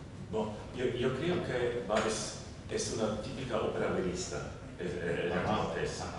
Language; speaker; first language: Spanish; non-native, learner; German